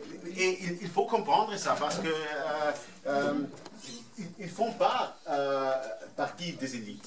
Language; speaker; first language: French; non-native, fluent; German